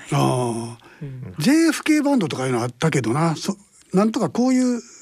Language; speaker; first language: Japanese; native; Japanese